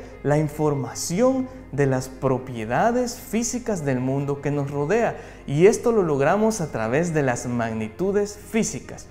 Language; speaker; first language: Spanish; native; Spanish